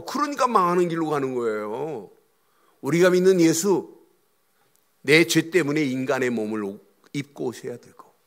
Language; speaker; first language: Korean; native; Korean